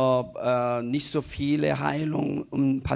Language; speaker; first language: German; non-native, fluent; Korean